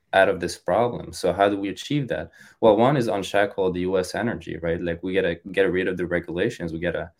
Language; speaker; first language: English; non-native, fluent; French